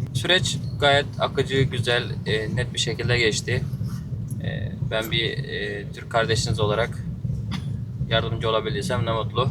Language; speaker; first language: Turkish; native; Turkish